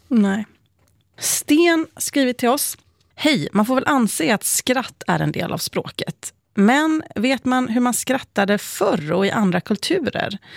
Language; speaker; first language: Swedish; native; Swedish